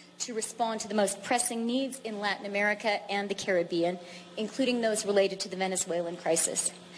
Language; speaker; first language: English; native; English